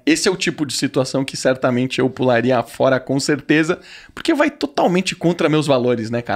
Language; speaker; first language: Portuguese; native; Portuguese